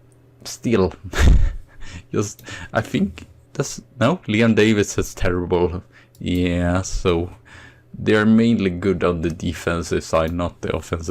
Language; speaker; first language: English; non-native, fluent; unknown